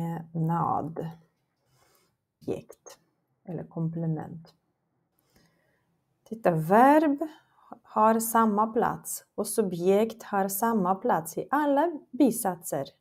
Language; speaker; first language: Swedish; non-native, fluent; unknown